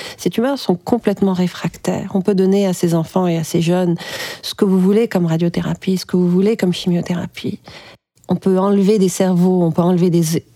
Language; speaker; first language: French; early bilingual, other home language; Arabic